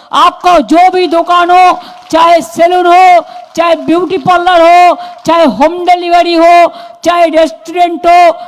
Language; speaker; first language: Hindi; non-native, local second language; Bangla